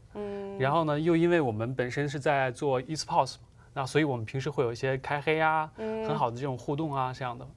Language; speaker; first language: Chinese; native; Chinese